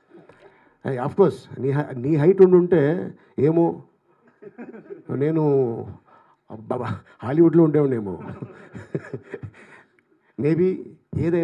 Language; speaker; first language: Telugu; native; Telugu